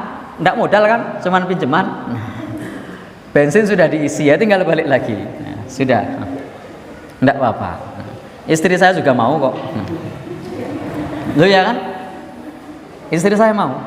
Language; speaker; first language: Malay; non-native, local second language; Javanese